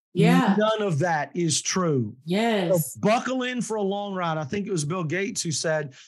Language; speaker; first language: English; native; English